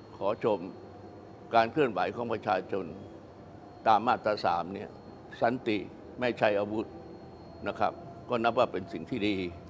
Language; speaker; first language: Thai; native; Thai